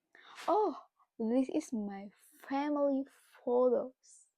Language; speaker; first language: English; non-native, fluent; Indonesian